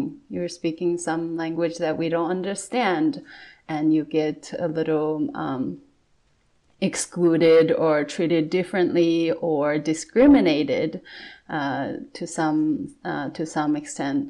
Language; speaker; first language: English; non-native, fluent; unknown